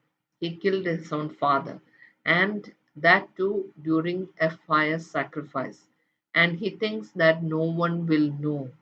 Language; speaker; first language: English; non-native, local second language; Malayalam